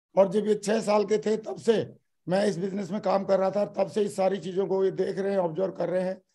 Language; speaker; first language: Hindi; native; Hindi